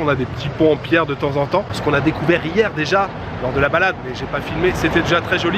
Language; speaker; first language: French; native; French